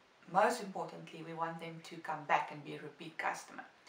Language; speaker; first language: English; non-native, local second language; Afrikaans